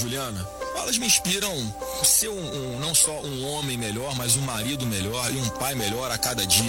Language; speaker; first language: Portuguese; native; Portuguese